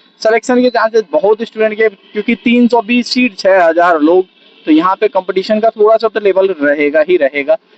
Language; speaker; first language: Hindi; native; Hindi